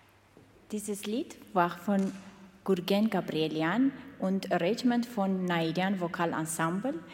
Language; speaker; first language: German; non-native, fluent; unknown